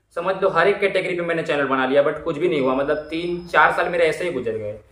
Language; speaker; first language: Hindi; native; Hindi